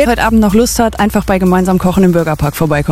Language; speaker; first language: German; native; German